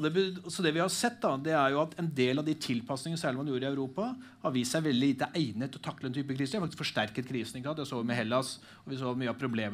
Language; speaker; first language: Norwegian; native; Norwegian